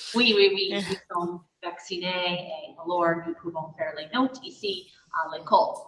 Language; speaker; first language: French; non-native, fluent; English